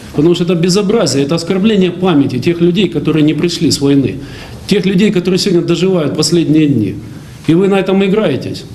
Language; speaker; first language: Russian; native; Russian